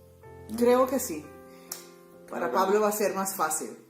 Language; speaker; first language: Spanish; non-native, fluent; Papiamento